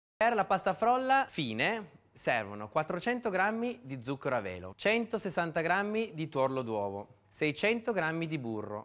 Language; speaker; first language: Italian; native; Italian